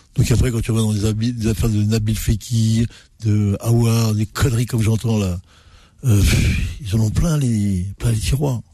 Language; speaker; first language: French; non-native, local second language; Arabic